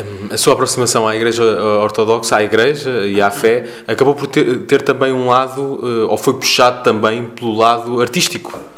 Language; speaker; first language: Portuguese; native; Portuguese